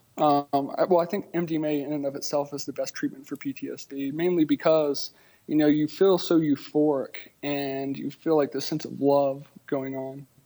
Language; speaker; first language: English; native; English